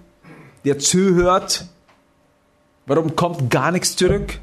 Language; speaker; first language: German; non-native, fluent; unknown